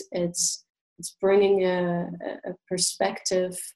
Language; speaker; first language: English; non-native, fluent; Russian